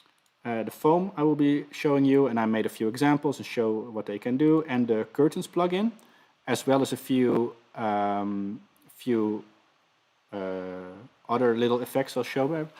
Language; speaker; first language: English; non-native, fluent; Dutch